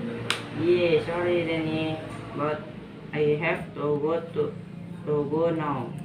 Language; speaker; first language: English; non-native, learner; Indonesian